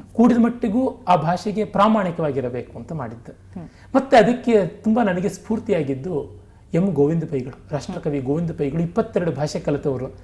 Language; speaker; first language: Kannada; non-native, local second language; Tamil